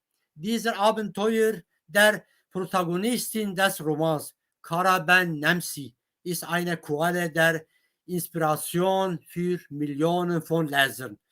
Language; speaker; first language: German; non-native, fluent; Kurdish